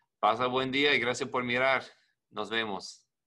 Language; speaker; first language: Spanish; non-native, learner; English